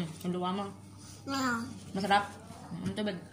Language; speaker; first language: Filipino; native; Filipino